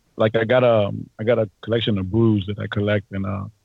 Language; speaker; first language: English; native; English